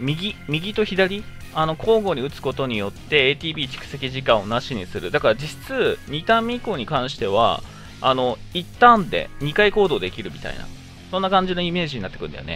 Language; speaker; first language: Japanese; native; Japanese